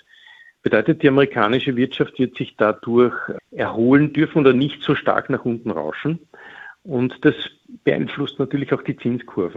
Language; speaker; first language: German; native; German